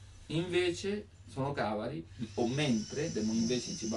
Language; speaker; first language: Japanese; non-native, learner; Italian